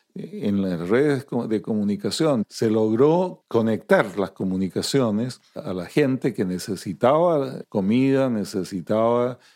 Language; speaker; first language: Spanish; native; Spanish